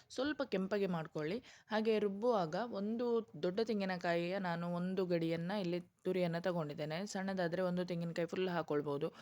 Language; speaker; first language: Kannada; non-native, local second language; Tulu